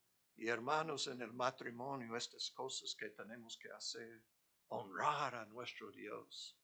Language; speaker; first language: Spanish; non-native, fluent; English